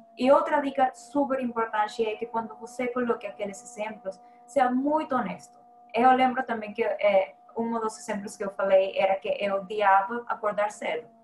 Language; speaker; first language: Portuguese; non-native, fluent; Spanish